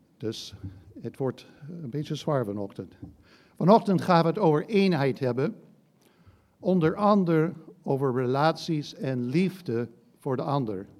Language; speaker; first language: Dutch; non-native, fluent; English